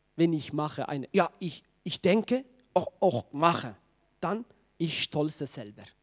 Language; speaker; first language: German; non-native, fluent; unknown